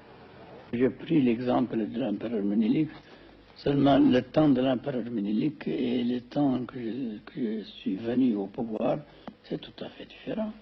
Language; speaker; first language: French; non-native, fluent; Amharic